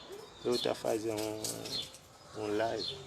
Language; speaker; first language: Portuguese; non-native, learner; Haitian Creole